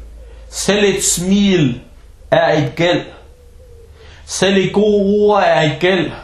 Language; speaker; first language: Danish; early bilingual, other home language; Arabic